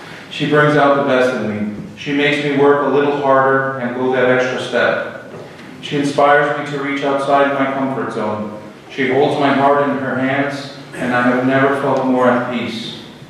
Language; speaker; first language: English; early bilingual, other home language; Greek